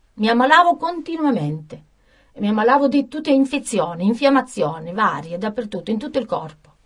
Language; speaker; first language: Italian; native; Italian